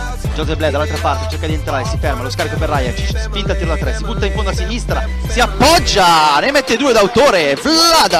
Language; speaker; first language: Italian; native; Italian